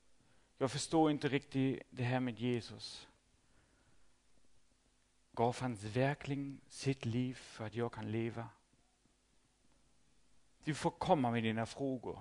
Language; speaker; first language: Swedish; non-native, fluent; German